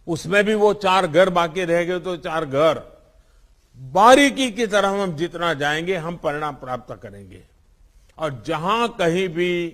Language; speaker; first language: Hindi; non-native, local second language; Gujarati